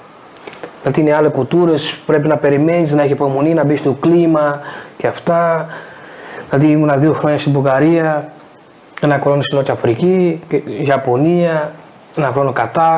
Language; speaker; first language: Greek; non-native, fluent; Portuguese